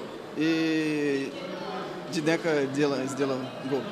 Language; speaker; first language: Russian; non-native, learner; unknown